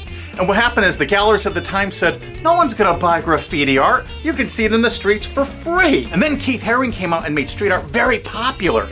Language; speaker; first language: English; native; English